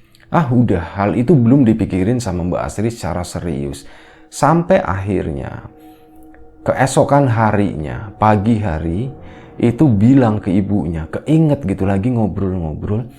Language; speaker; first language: Indonesian; native; Indonesian